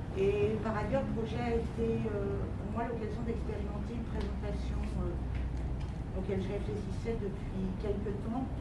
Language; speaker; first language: French; native; French